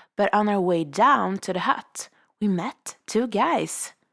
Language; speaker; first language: English; non-native, fluent; Swedish